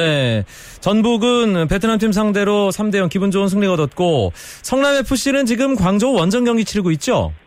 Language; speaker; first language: Korean; native; Korean